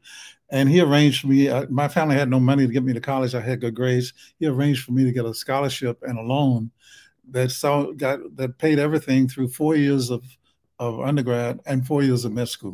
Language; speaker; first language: English; native; English